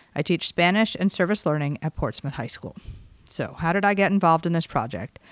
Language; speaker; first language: English; native; English